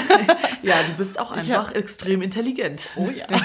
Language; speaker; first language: German; non-native, fluent; Croatian